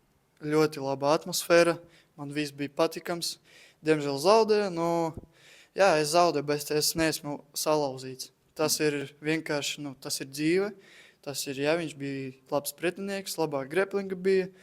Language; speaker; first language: Latvian; non-native, local second language; Russian